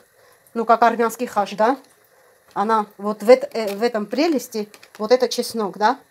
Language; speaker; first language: Russian; non-native, fluent; Armenian